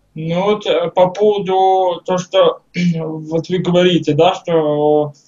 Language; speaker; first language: Russian; native; Russian